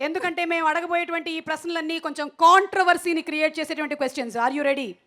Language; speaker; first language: Telugu; native; Telugu